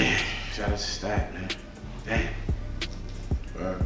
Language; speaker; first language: English; native; English